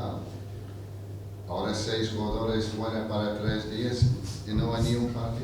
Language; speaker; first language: Spanish; non-native, fluent; English